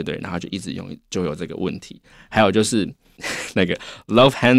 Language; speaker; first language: Chinese; native; Chinese